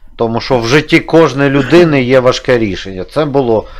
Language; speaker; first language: Ukrainian; native; Ukrainian